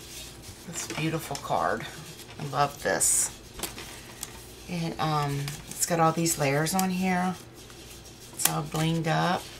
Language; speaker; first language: English; native; English